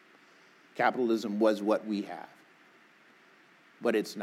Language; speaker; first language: English; native; English